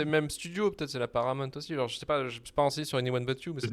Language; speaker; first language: French; native; French